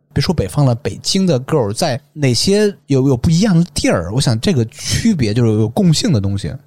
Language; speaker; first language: Chinese; native; Chinese